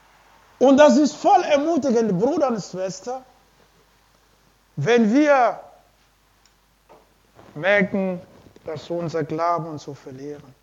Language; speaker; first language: German; non-native, learner; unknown